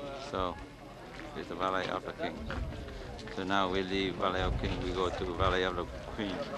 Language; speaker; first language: English; non-native, learner; Vietnamese